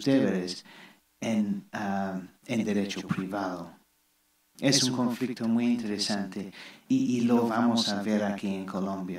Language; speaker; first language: Spanish; non-native, fluent; English